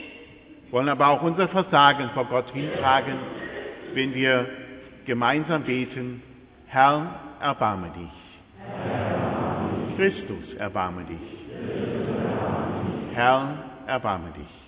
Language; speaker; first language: German; native; German